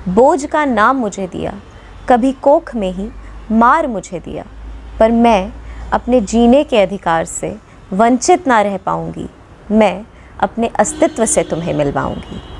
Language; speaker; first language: Hindi; non-native, local second language; Dogri